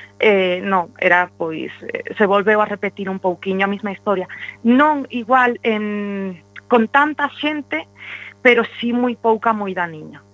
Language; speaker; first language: Galician; non-native, local second language; Spanish